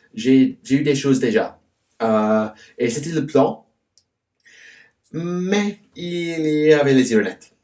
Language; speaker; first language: French; non-native, fluent; English